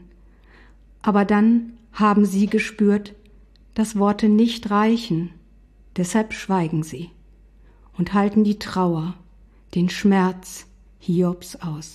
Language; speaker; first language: German; native; German